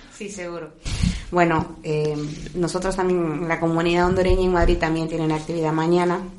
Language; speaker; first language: Spanish; native; Spanish